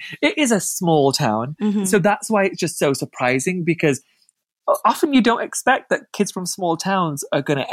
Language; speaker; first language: English; native; English